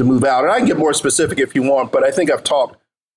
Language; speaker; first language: English; native; English